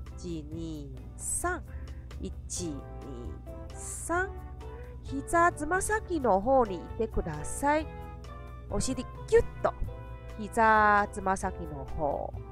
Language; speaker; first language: Japanese; non-native, fluent; Chinese